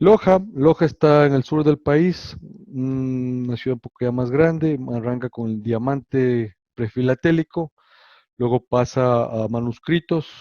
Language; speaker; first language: Spanish; native; Spanish